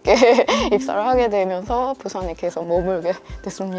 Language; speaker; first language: Korean; non-native, fluent; Japanese